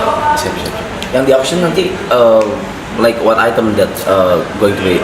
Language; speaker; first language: English; non-native, fluent; Indonesian